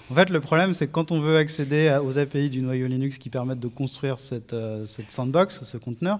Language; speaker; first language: French; native; French